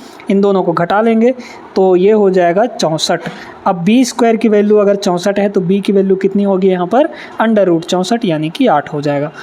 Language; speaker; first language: Hindi; native; Hindi